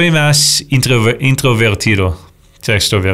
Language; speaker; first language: Spanish; non-native, fluent; English